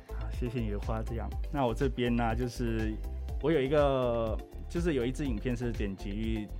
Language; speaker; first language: Chinese; non-native, fluent; Thai